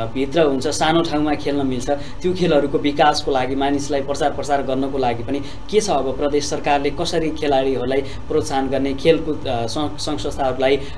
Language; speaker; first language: Nepali; native; Nepali